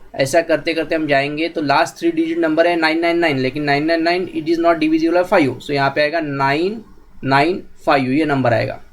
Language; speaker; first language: Hindi; non-native, local second language; Marathi